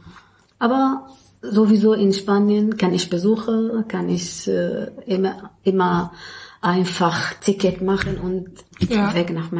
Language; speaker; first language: German; non-native, learner; Arabic